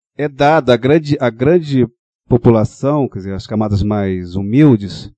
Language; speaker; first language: Portuguese; native; Portuguese